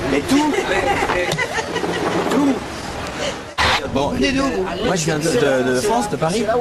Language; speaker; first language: French; native; French